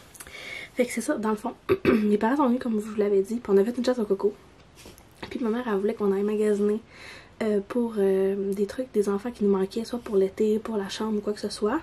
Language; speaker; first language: French; native; French